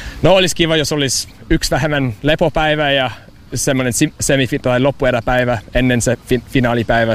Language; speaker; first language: Finnish; non-native, fluent; English